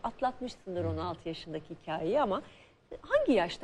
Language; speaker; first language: Turkish; native; Turkish